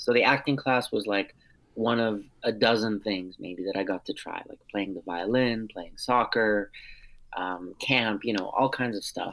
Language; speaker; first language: English; early bilingual, other home language; Armenian